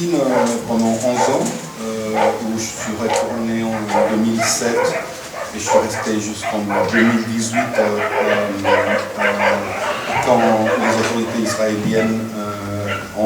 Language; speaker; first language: French; non-native, fluent; Spanish